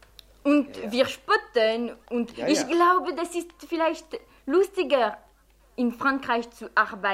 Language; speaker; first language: German; non-native, fluent; French